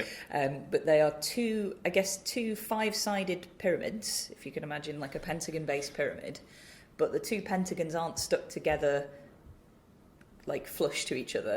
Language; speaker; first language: English; native; English